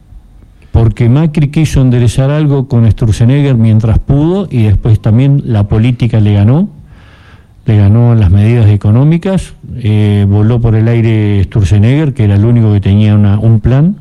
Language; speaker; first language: Spanish; native; Spanish